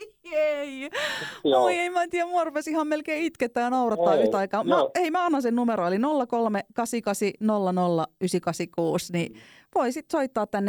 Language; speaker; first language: Finnish; native; Finnish